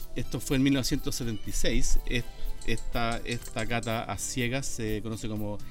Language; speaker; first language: Spanish; native; Spanish